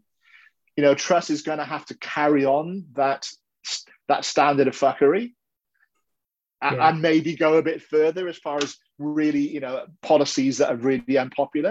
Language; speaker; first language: English; native; English